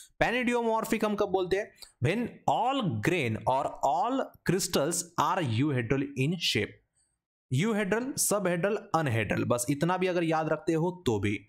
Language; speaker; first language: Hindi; non-native, local second language; Marathi